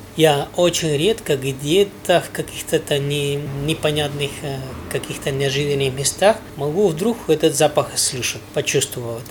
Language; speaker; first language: Russian; non-native, fluent; Spanish